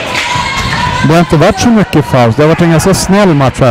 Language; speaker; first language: Swedish; native; Swedish